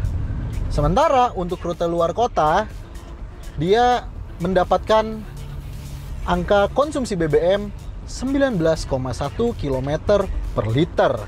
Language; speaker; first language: Indonesian; native; Indonesian